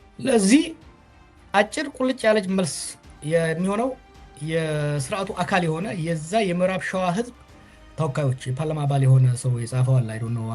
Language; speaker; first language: Amharic; non-native, local second language; Oromo